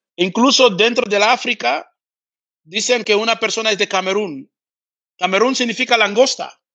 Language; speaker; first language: Spanish; early bilingual, other home language; Fang